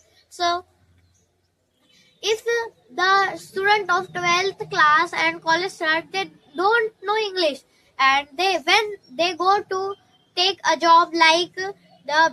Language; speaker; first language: English; non-native, learner; Hindi